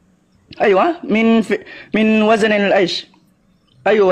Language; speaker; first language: Arabic; non-native, learner; Indonesian